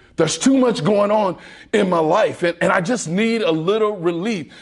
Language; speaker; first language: English; native; English